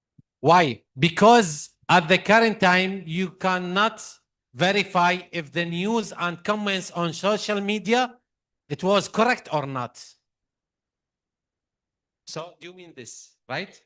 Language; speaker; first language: English; non-native, fluent; Arabic